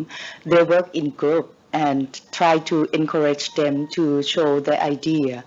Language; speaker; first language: English; non-native, learner; Thai